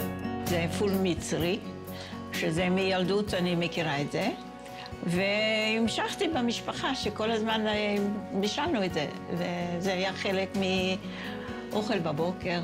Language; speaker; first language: Hebrew; non-native, fluent; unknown